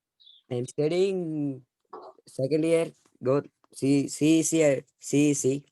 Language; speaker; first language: English; non-native, learner; Telugu